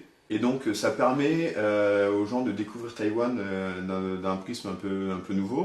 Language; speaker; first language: French; native; French